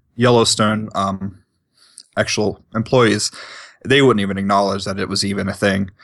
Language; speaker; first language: English; native; English